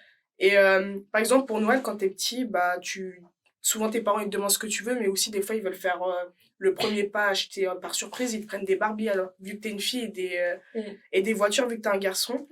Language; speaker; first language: French; native; French